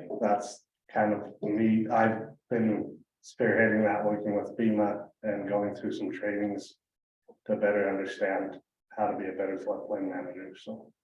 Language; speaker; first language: English; native; English